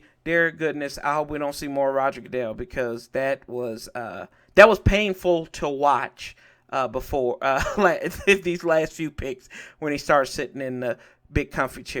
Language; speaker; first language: English; native; English